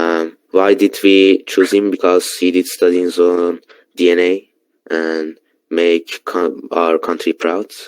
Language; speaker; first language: English; non-native, learner; Turkish